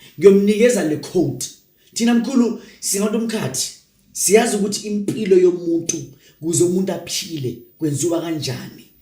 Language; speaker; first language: Zulu; non-native, local second language; Northern Sotho